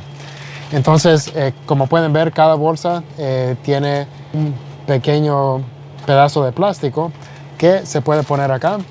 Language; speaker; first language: Spanish; early bilingual, heritage; Spanish